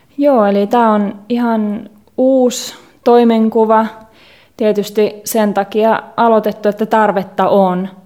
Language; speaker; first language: Finnish; native; Finnish